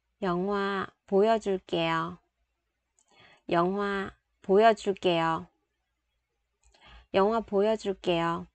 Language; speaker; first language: Korean; non-native, fluent; Vietnamese